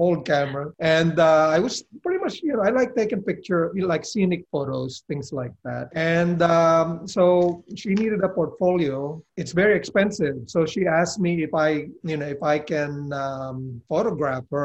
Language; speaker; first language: English; non-native, local second language; Filipino